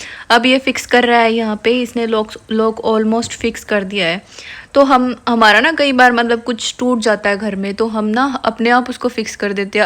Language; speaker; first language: Hindi; native; Hindi